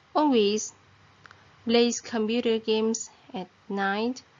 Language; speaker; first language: English; non-native, fluent; Vietnamese